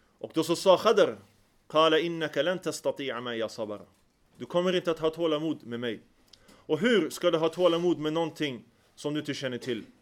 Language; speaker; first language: Swedish; early bilingual, other home language; Arabic